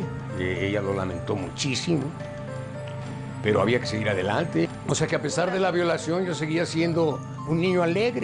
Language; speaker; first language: Spanish; native; Spanish